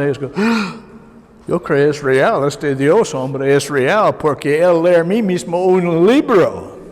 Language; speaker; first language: Spanish; non-native, learner; English